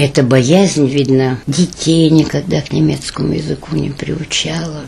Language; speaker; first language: Russian; non-native, local second language; German